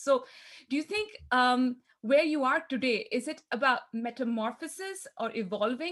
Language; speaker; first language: English; non-native, local second language; Urdu